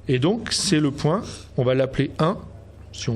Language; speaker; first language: French; native; French